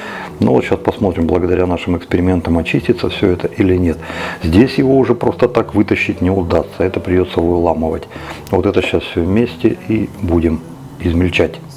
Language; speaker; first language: Russian; native; Russian